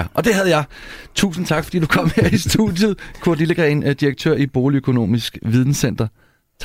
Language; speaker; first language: Danish; native; Danish